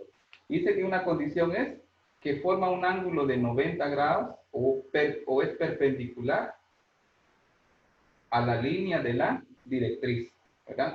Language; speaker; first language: Spanish; native; Spanish